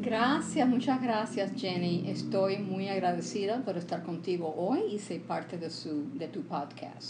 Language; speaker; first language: Spanish; early bilingual, heritage; Spanish